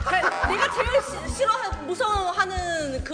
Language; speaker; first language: Korean; non-native, fluent; Chinese